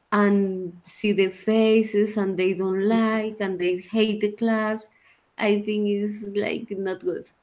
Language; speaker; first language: English; non-native, learner; Spanish